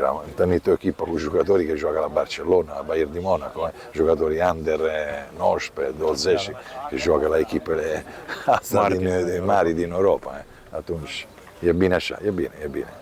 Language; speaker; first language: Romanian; non-native, fluent; Italian